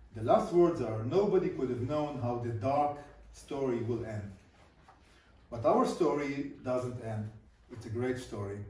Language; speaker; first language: English; non-native, fluent; Hebrew